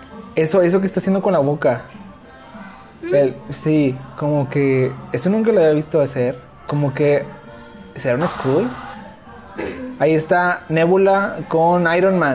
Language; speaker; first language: Spanish; native; Spanish